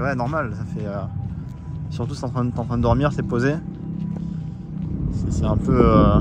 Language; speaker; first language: French; native; French